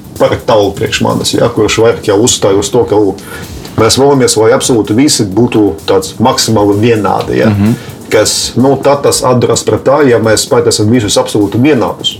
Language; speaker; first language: Latvian; non-native, local second language; Russian